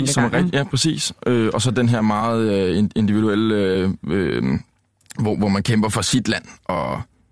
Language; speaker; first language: Danish; native; Danish